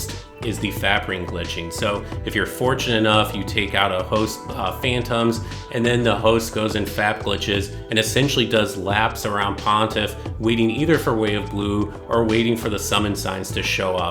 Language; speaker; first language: English; native; English